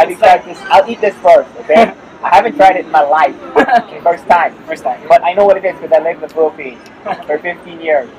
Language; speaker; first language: English; non-native, fluent; Korean